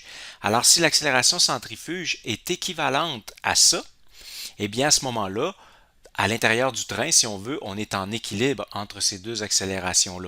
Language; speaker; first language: French; native; French